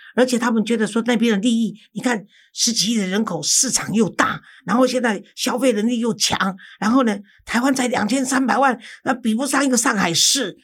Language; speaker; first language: Chinese; native; Chinese